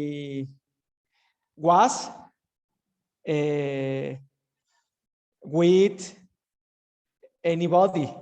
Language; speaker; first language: English; non-native, learner; Spanish